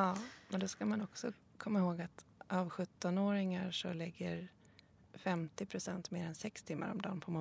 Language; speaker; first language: Swedish; native; Swedish